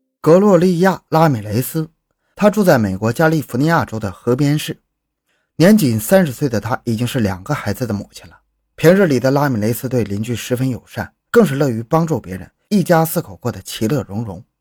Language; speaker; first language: Chinese; native; Chinese